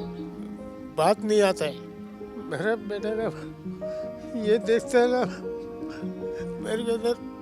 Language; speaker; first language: Hindi; non-native, local second language; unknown